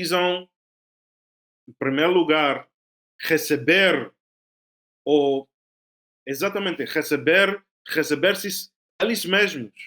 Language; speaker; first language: Portuguese; non-native, fluent; Spanish